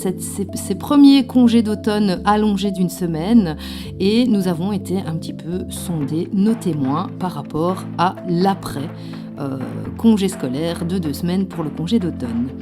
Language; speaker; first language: French; native; French